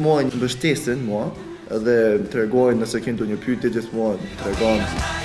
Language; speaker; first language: Albanian; early bilingual, other home language; Korean